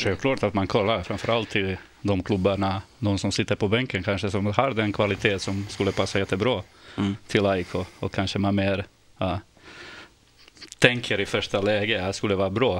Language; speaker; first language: Swedish; non-native, fluent; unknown